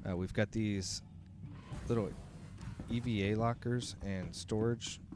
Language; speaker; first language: English; native; English